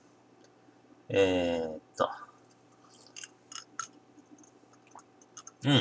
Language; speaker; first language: Japanese; native; Japanese